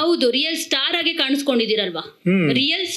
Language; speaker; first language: Kannada; native; Kannada